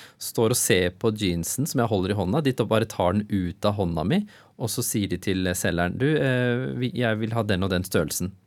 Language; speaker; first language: Norwegian; early bilingual, other home language; Urdu